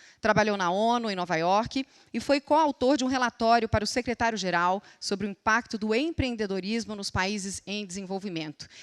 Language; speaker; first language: Portuguese; native; Portuguese